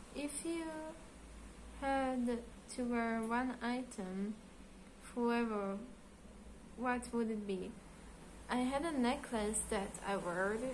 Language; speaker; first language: English; non-native, learner; Hebrew